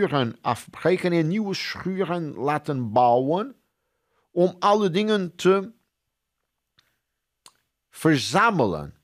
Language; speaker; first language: Dutch; non-native, fluent; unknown